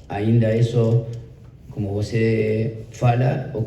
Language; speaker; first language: Portuguese; non-native, learner; Spanish